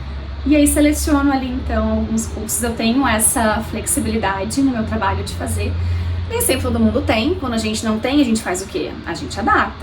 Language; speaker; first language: Portuguese; native; Portuguese